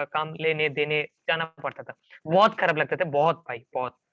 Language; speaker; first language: Hindi; non-native, local second language; Bangla